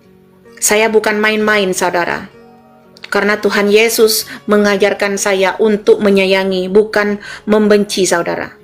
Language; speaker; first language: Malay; non-native, local second language; Madurese